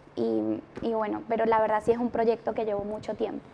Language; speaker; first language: Spanish; native; Spanish